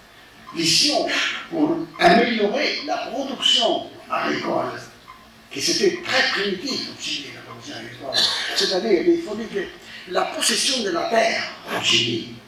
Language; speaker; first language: French; non-native, fluent; Spanish